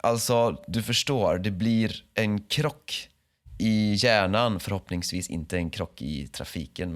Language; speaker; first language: Swedish; native; Swedish